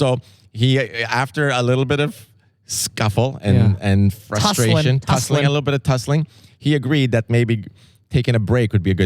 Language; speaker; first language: English; native; English